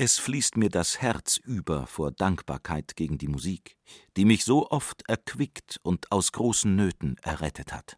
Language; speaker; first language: German; native; German